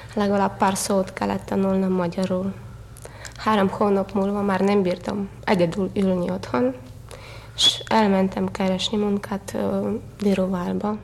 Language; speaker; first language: Hungarian; non-native, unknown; Russian